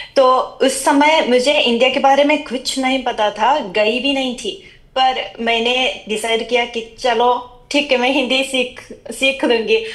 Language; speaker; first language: Hindi; non-native, fluent; Japanese